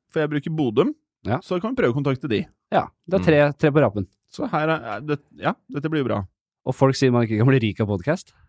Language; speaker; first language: Norwegian; native; Norwegian